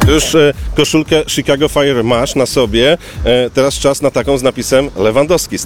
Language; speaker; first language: Polish; native; Polish